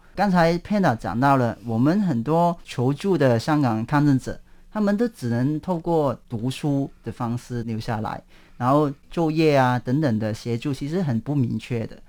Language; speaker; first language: Chinese; non-native, local second language; Cantonese